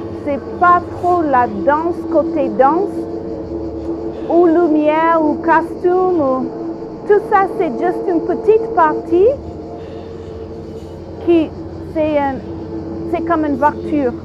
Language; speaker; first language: French; non-native, fluent; English